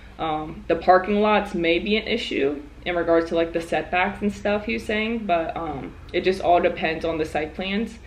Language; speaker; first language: English; native; English